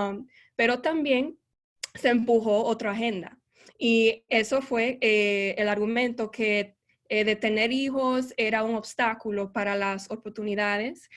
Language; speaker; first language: Spanish; early bilingual, heritage; Spanish